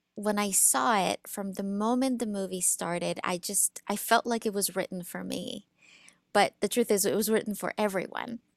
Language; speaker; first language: English; early bilingual, other home language; Russian